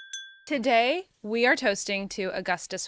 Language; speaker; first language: English; native; English